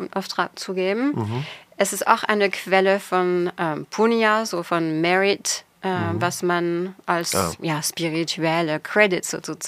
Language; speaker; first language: German; non-native, fluent; French